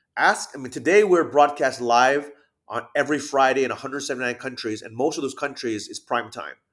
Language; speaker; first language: English; early bilingual, other home language; Thai